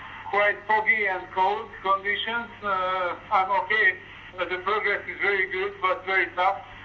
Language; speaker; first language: English; non-native, fluent; Hungarian